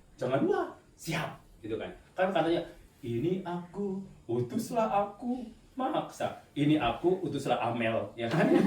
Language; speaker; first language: Indonesian; native; Indonesian